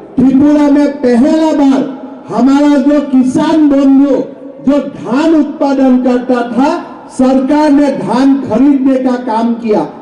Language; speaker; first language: Hindi; non-native, local second language; Assamese